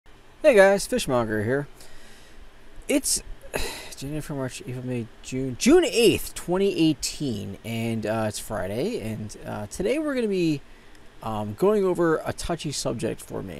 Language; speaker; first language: English; native; English